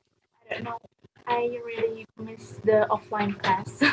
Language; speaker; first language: English; non-native, learner; Indonesian